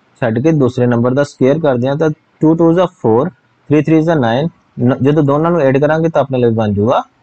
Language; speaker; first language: Hindi; non-native, local second language; Punjabi